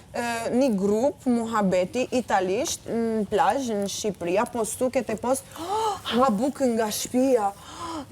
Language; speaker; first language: Albanian; early bilingual, heritage; Albanian